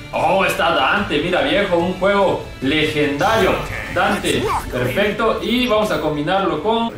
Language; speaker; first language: Spanish; native; Spanish